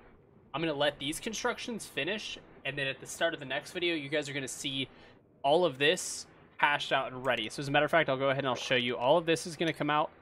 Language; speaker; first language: English; native; English